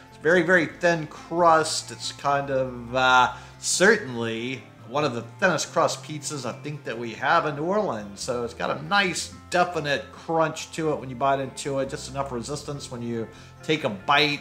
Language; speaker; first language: English; native; English